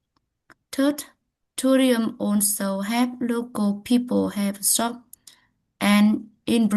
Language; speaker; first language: English; non-native, learner; Vietnamese